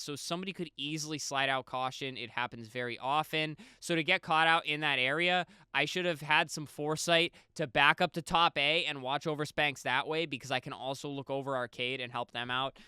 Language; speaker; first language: English; native; English